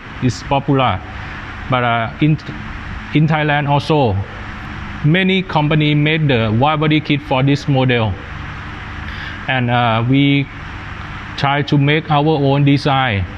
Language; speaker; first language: English; non-native, learner; Thai